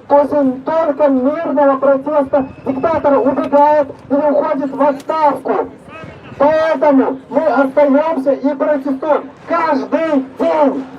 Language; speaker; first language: Russian; native; Russian